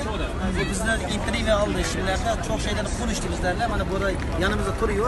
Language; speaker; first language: Turkish; non-native, learner; Uyghur